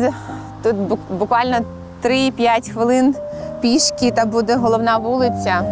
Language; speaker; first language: Ukrainian; native; Ukrainian